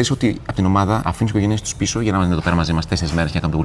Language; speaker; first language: Greek; native; Greek